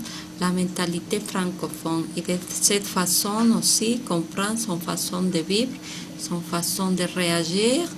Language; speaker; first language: French; non-native, learner; Spanish